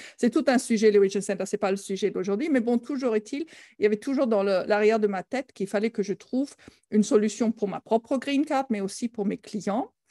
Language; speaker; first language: French; non-native, fluent; German